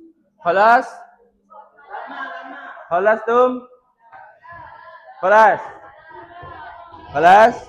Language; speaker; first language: Arabic; non-native, fluent; Malay